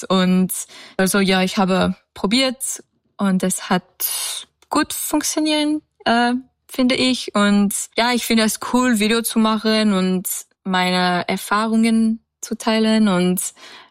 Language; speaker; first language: German; non-native, learner; English